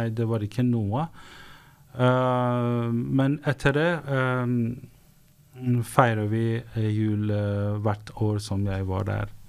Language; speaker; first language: Norwegian; non-native, fluent; Persian